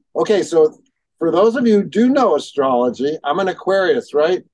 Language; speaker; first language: English; native; English